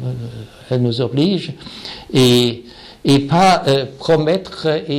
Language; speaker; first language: French; non-native, fluent; German